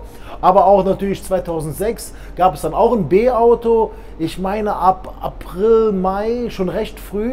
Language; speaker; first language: German; native; German